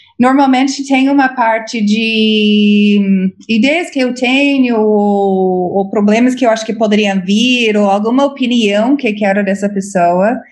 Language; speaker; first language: Portuguese; non-native, fluent; English